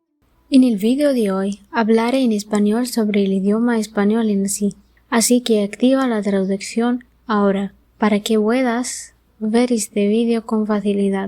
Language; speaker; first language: Spanish; non-native, learner; Arabic